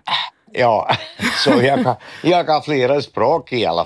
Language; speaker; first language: Swedish; non-native, fluent; Dutch